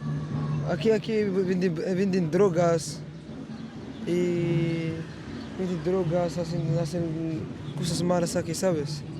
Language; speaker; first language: Spanish; non-native, fluent; Arabic